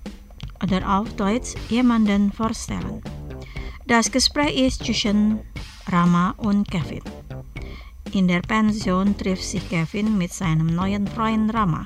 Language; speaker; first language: German; non-native, fluent; Indonesian